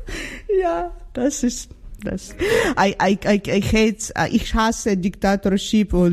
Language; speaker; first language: German; non-native, learner; Ukrainian